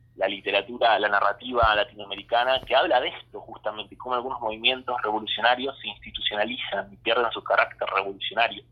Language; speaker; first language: Spanish; native; Spanish